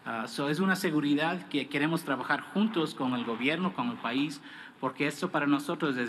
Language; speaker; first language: Spanish; non-native, fluent; English